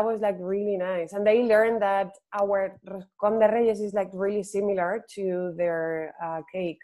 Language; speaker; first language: English; non-native, fluent; Spanish